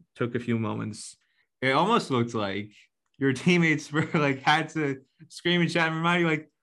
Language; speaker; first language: English; native; English